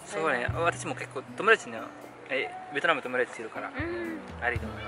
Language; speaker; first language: Japanese; non-native, fluent; Indonesian